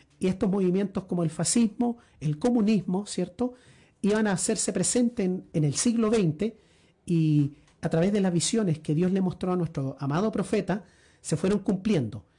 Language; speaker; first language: Spanish; native; Spanish